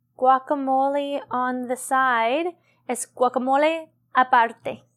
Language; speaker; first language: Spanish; non-native, learner; English